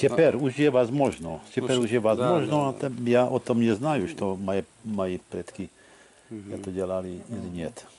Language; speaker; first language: Russian; non-native, learner; Hungarian